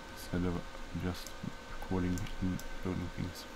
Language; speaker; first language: English; non-native, fluent; Swedish